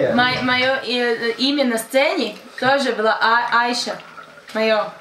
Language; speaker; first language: Russian; non-native, fluent; Latvian